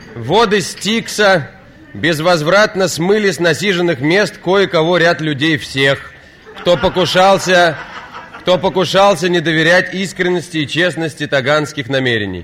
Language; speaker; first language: Russian; native; Russian